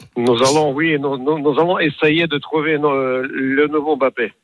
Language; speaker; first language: French; non-native, learner; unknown